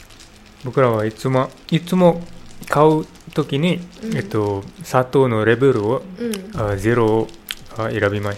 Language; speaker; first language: Japanese; non-native, learner; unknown